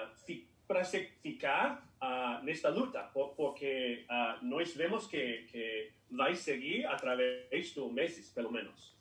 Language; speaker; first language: Portuguese; non-native, fluent; English